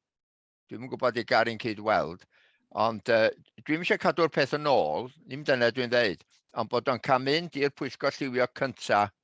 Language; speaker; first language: Welsh; native; Welsh